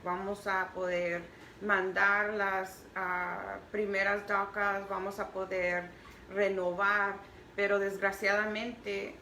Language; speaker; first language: Spanish; early bilingual, heritage; Spanish